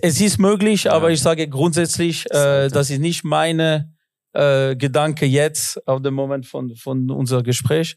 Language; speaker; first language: German; non-native, local second language; French